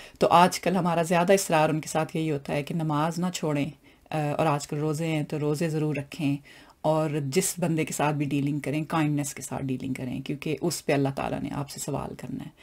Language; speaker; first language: Urdu; non-native, local second language; Punjabi